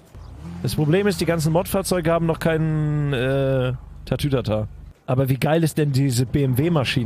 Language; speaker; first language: German; native; German